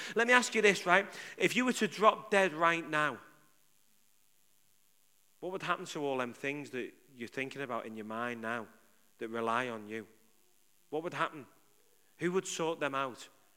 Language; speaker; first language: English; native; English